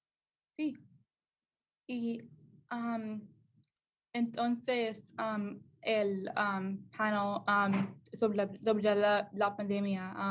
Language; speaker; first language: Spanish; non-native, learner; English